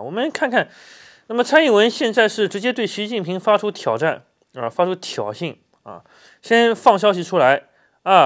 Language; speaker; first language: Chinese; native; Chinese